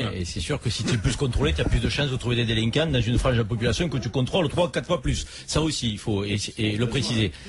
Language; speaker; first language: French; native; French